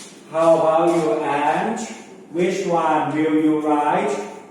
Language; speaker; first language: English; non-native, fluent; Thai